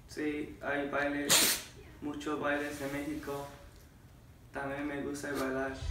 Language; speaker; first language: Spanish; non-native, learner; English